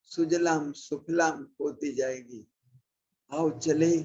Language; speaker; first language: Hindi; non-native, local second language; Marathi